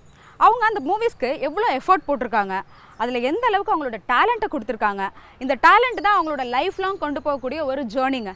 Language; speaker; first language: Tamil; native; Tamil